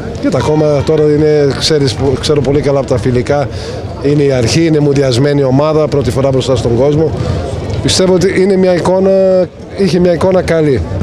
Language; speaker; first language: Greek; early bilingual, heritage; English